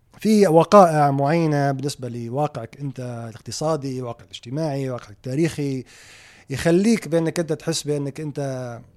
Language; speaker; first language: Arabic; native; Arabic